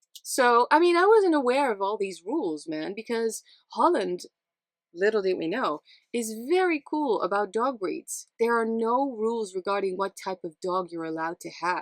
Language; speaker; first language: English; non-native, fluent; Dutch